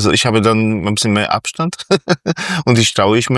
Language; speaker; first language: German; non-native, fluent; Polish